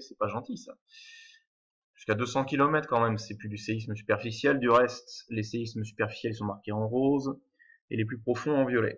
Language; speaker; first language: French; native; French